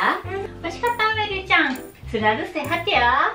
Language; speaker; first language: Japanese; non-native, fluent; Indonesian